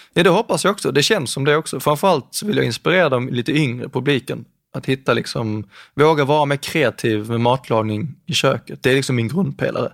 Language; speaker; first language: Swedish; native; Swedish